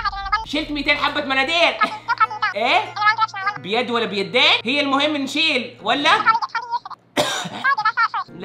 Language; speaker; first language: Arabic; native; Arabic